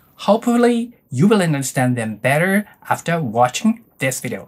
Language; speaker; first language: English; non-native, fluent; Japanese